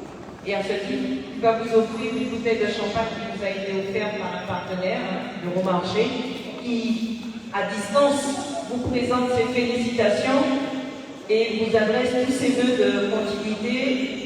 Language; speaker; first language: French; native; French